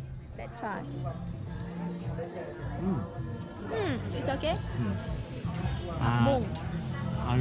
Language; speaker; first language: English; non-native, learner; Thai